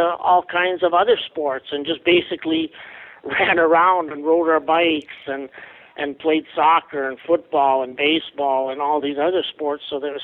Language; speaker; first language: English; native; English